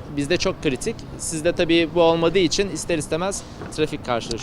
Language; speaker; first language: Turkish; native; Turkish